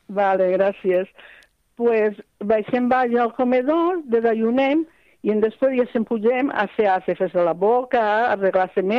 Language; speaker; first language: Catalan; non-native, local second language; Spanish